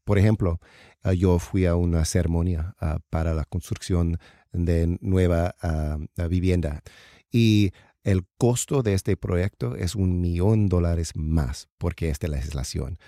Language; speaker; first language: Spanish; non-native, learner; English